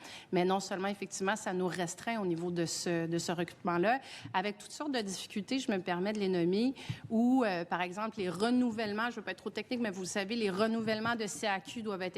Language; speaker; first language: French; native; French